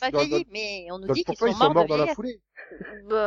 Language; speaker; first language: French; native; French